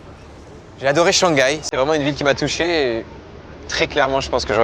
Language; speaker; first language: French; native; French